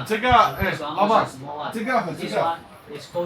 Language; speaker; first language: Chinese; non-native, learner; Serbian